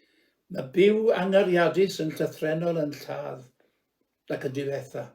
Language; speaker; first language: Welsh; native; Welsh